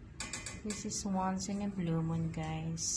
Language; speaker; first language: English; non-native, local second language; Filipino